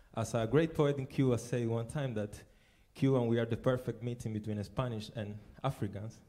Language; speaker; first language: English; non-native, fluent; Spanish